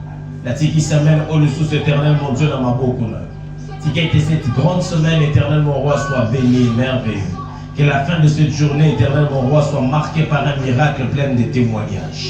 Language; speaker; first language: French; non-native, local second language; Lingala